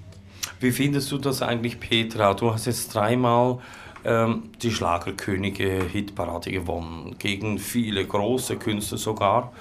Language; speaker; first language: German; native; German